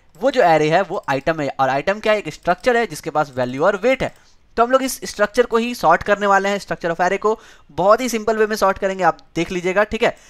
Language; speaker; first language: Hindi; native; Hindi